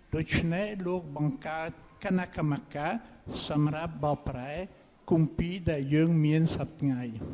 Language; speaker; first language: Khmer; non-native, fluent; French